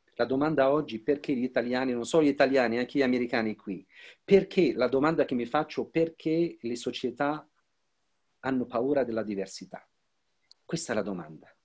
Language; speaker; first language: Italian; non-native, fluent; Arabic